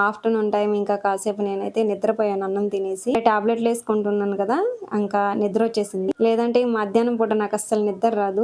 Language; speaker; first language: Telugu; non-native, local second language; Lambadi